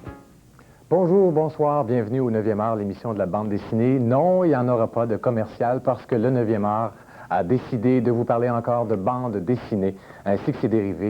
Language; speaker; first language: French; native; French